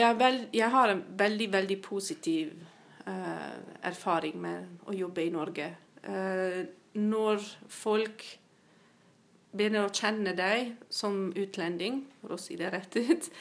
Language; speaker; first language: Norwegian; non-native, fluent; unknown